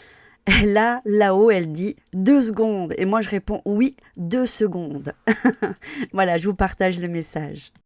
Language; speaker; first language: French; native; French